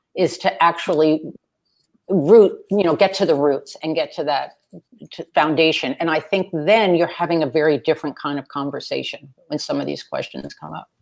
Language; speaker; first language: English; native; English